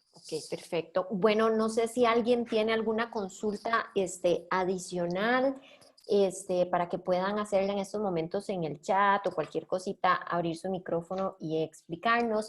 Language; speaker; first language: Spanish; native; Spanish